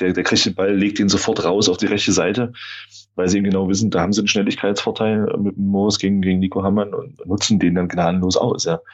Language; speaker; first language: German; native; German